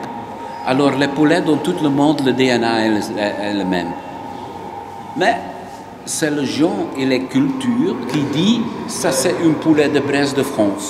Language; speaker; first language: French; non-native, local second language; Dutch